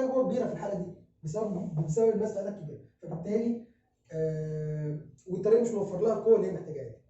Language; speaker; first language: Arabic; native; Arabic